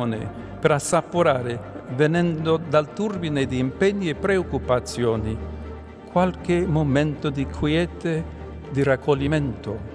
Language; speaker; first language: Italian; non-native, fluent; English